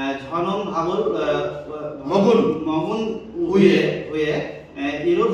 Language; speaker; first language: Korean; non-native, learner; Bangla